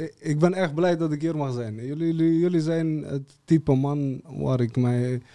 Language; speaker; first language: Dutch; early bilingual, other home language; Serbian